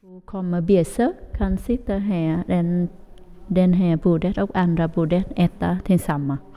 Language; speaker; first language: Swedish; non-native, learner; Vietnamese